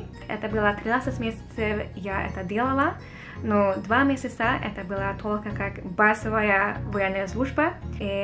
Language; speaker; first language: Russian; non-native, fluent; Swedish